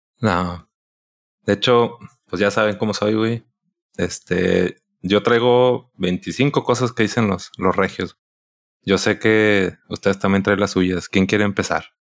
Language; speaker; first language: Spanish; native; Spanish